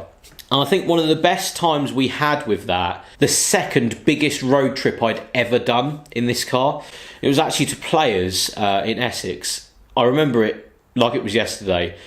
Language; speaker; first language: English; native; English